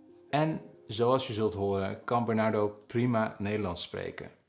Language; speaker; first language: Dutch; native; Dutch